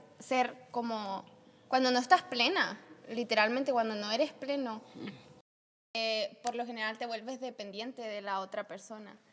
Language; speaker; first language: Spanish; native; Spanish